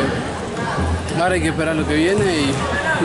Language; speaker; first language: Spanish; native; Spanish